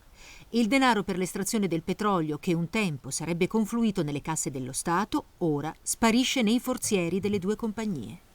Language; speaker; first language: Italian; native; Italian